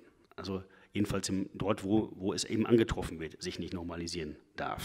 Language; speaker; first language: German; native; German